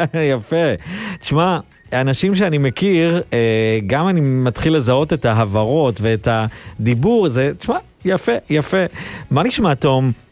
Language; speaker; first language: Hebrew; native; Hebrew